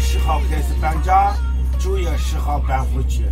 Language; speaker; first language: Chinese; non-native, local second language; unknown